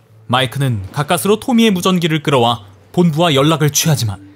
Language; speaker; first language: Korean; native; Korean